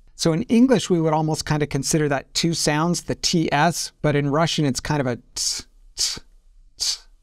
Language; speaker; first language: English; native; English